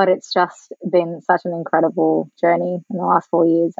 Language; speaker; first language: English; non-native, local second language; Sinhala